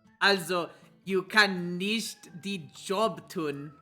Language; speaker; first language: German; non-native, learner; English